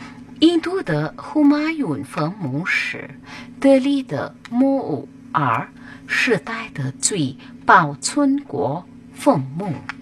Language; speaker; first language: Chinese; non-native, learner; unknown